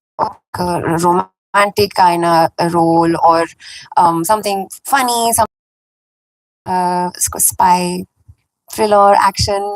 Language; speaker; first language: Telugu; non-native, fluent; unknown